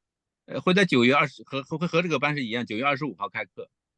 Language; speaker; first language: Chinese; native; Chinese